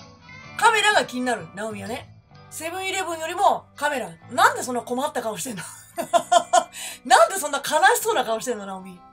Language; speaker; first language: Japanese; native; Japanese